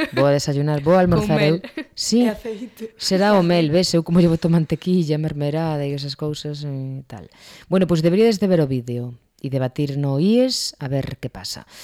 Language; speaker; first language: Galician; non-native, local second language; Spanish